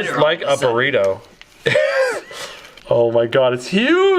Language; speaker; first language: English; native; English